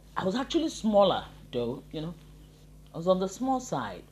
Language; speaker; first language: English; non-native, local second language; Yoruba